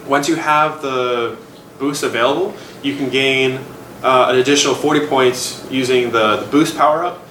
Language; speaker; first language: English; native; English